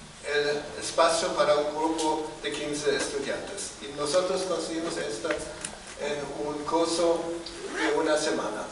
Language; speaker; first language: Spanish; non-native, fluent; German